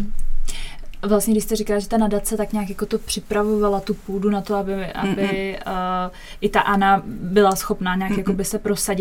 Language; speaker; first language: Czech; native; Czech